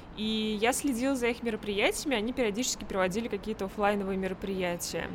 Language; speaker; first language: Russian; native; Russian